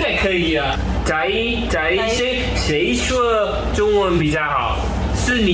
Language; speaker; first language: Chinese; non-native, learner; Korean